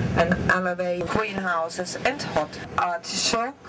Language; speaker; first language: English; non-native, fluent; Italian